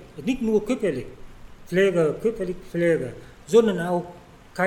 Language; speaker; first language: German; non-native, fluent; Vietnamese